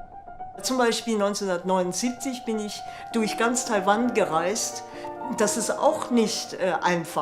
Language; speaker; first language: German; non-native, fluent; Chinese